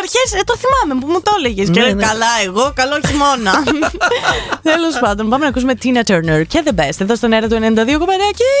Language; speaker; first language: Greek; native; Greek